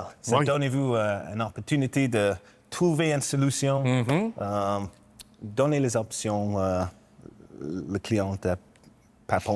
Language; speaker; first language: French; non-native, learner; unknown